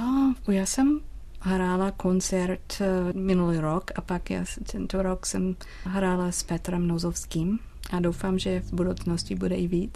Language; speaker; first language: Czech; non-native, fluent; English